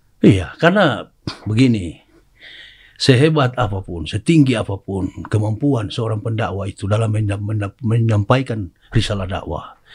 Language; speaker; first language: Indonesian; native; Indonesian